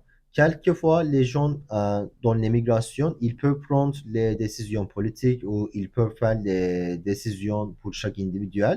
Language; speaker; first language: French; non-native, learner; Turkish